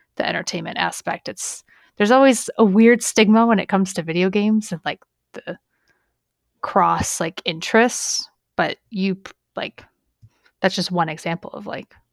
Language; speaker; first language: English; native; English